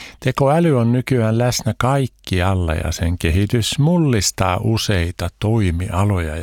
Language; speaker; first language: Finnish; early bilingual, heritage; Finnish